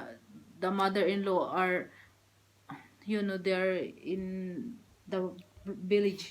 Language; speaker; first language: English; non-native, learner; Filipino